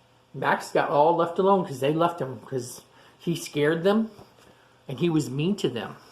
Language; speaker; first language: English; native; English